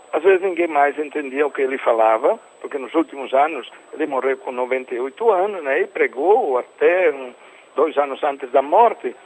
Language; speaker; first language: Portuguese; non-native, fluent; Italian